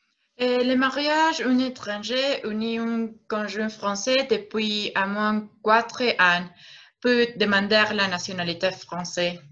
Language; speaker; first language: French; non-native, learner; Spanish